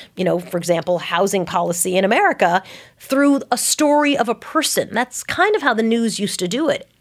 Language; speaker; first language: English; native; English